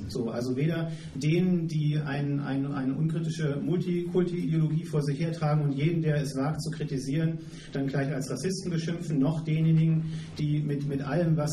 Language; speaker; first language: German; native; German